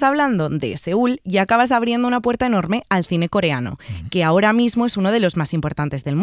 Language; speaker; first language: Spanish; native; Spanish